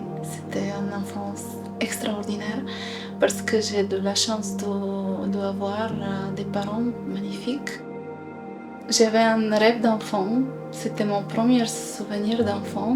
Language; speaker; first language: French; non-native, fluent; Bulgarian